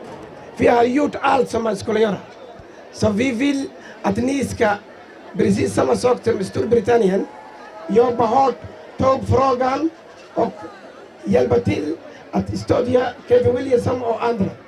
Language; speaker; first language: Swedish; non-native, learner; Somali